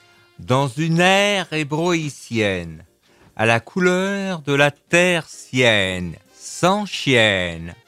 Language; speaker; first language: French; native; French